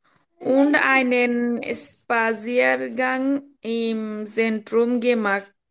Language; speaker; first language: German; non-native, learner; Bangla